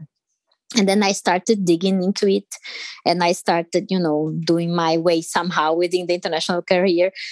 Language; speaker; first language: English; non-native, fluent; Portuguese